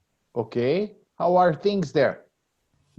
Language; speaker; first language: English; non-native, fluent; Portuguese